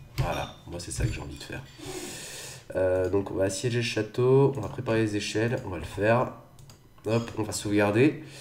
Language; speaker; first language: French; native; French